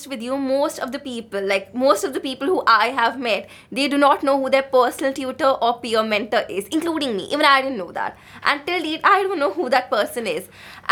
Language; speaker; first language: English; non-native, local second language; Hindi